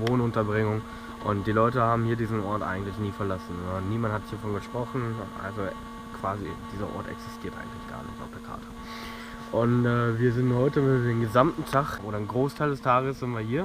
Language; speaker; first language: German; native; German